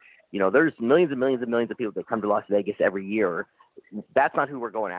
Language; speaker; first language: English; native; English